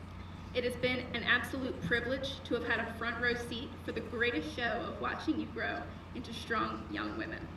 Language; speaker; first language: English; native; English